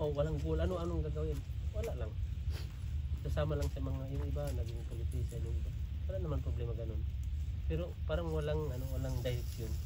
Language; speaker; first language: Filipino; non-native, local second language; Tausug